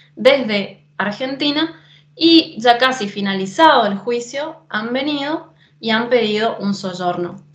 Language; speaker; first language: Spanish; native; Spanish